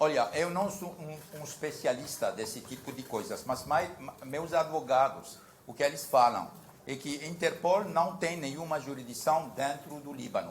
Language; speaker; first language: Portuguese; early bilingual, heritage; Portuguese